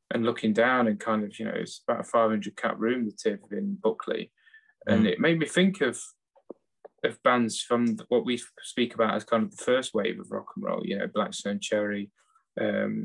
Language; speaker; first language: English; native; English